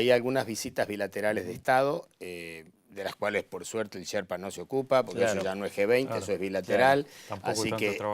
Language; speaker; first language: Spanish; native; Spanish